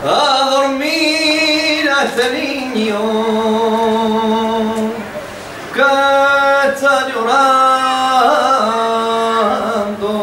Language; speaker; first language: Spanish; native; Spanish